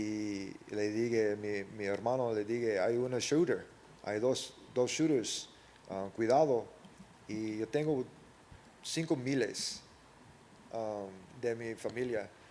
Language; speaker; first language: Spanish; early bilingual, heritage; English